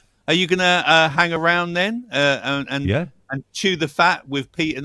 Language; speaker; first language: English; native; English